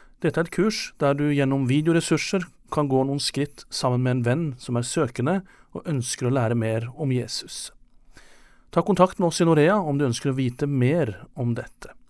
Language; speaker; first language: Norwegian; native; Norwegian